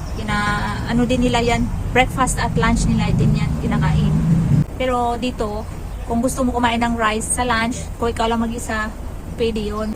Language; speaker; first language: Filipino; non-native, local second language; Cebuano